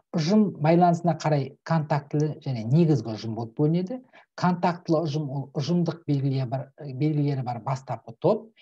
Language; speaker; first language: Kazakh; native; Kazakh